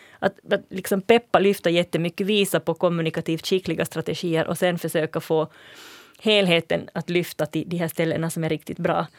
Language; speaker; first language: Swedish; native; Swedish